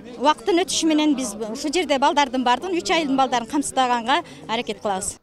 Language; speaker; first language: Kyrgyz; native; Kyrgyz